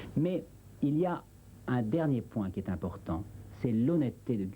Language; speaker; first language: French; native; French